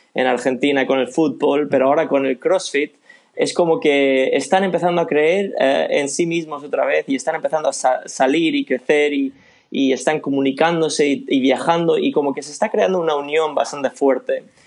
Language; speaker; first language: Spanish; early bilingual, other home language; Swedish